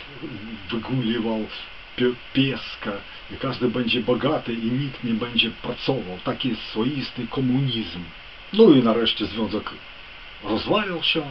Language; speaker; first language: Polish; non-native, fluent; Ukrainian